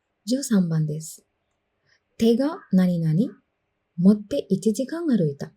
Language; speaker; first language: Japanese; non-native, fluent; Sinhala